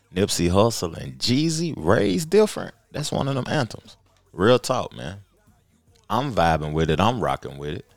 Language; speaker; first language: English; native; English